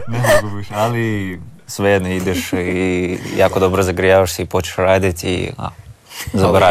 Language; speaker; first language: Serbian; non-native, learner; Russian